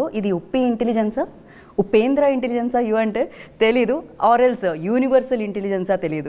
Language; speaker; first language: Telugu; native; Telugu